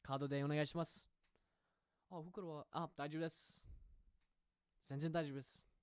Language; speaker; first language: Japanese; non-native, learner; English